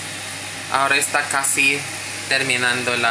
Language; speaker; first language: Spanish; non-native, learner; Filipino